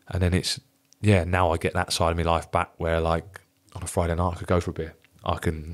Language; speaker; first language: English; native; English